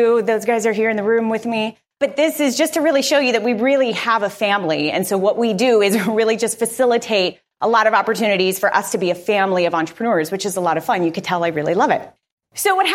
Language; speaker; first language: English; native; English